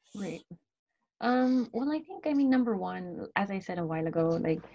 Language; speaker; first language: English; non-native, local second language; Filipino